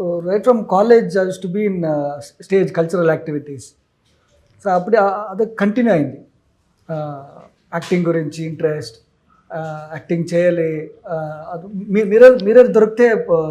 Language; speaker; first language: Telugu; non-native, learner; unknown